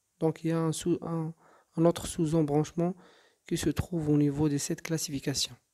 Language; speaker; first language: French; non-native, local second language; Arabic